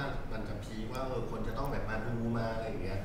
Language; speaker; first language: Thai; native; Thai